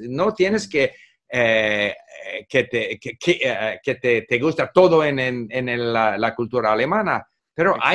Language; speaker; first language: Spanish; non-native, fluent; English